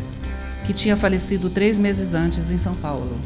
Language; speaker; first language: Portuguese; native; Portuguese